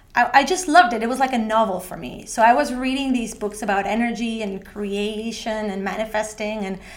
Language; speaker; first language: English; non-native, fluent; Spanish